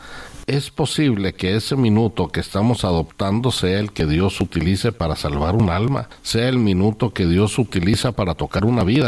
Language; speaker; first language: Spanish; native; Spanish